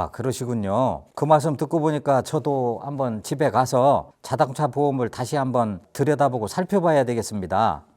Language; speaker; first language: Korean; native; Korean